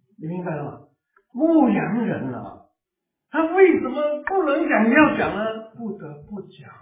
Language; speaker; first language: Chinese; non-native, local second language; Cantonese